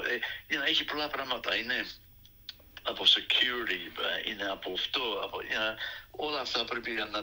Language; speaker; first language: Greek; early bilingual, heritage; Greek